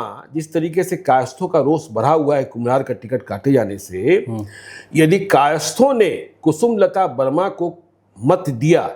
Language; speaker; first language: Hindi; native; Hindi